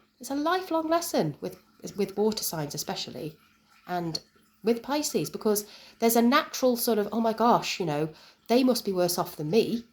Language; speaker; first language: English; native; English